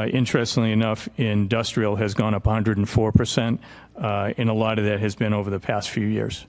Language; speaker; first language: English; native; English